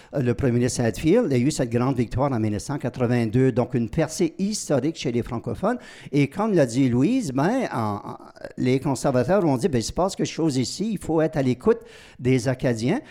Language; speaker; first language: French; native; French